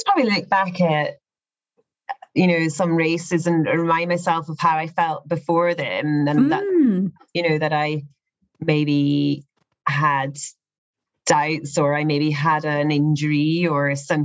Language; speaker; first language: English; native; English